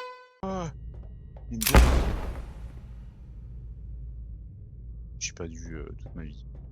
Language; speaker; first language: French; native; French